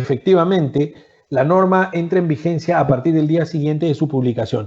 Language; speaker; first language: Spanish; native; Spanish